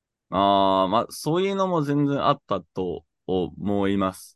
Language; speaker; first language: Japanese; non-native, fluent; English